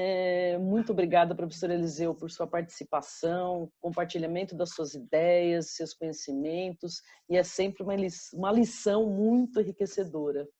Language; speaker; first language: Portuguese; native; Portuguese